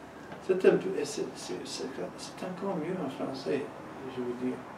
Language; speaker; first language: French; non-native, learner; English